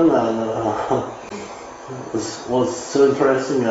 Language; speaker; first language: English; non-native, learner; Italian